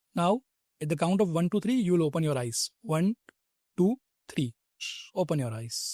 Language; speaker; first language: English; non-native, local second language; Gujarati